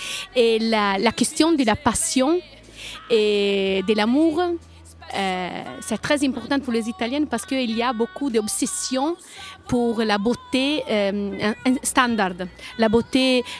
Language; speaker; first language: French; non-native, learner; Italian